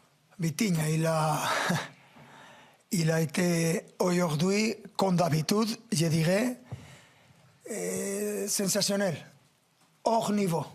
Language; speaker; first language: French; non-native, fluent; Spanish